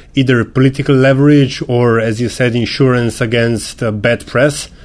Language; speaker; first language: English; non-native, fluent; Slovenian